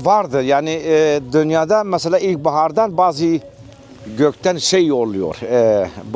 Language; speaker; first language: Turkish; non-native, local second language; Kurdish